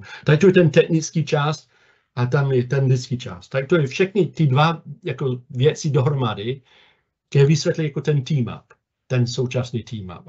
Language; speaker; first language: Czech; non-native, fluent; English